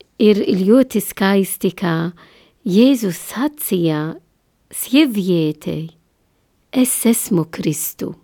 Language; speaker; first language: Latvian; non-native, learner; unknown